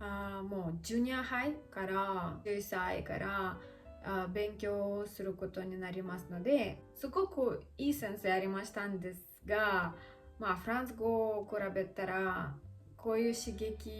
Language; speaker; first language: Japanese; non-native, learner; Russian